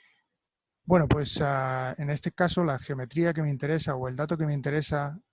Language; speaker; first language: Spanish; native; Spanish